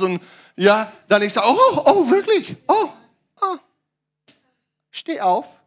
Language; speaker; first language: German; non-native, learner; English